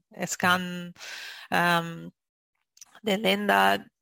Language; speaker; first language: German; non-native, fluent; Italian